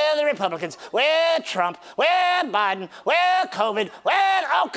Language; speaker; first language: English; native; English